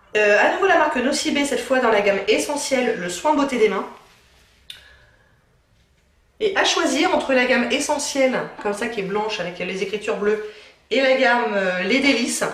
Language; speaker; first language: French; native; French